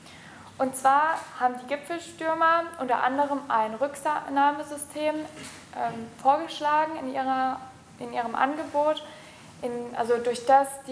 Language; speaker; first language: German; native; German